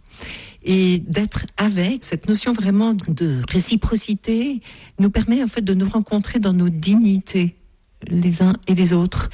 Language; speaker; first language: French; native; French